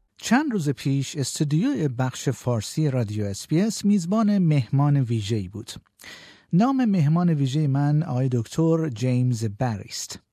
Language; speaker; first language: Persian; native; Persian